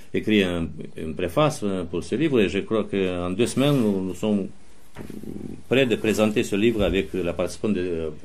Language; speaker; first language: French; non-native, fluent; Romanian